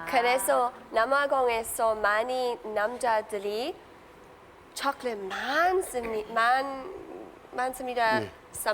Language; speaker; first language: Korean; non-native, learner; English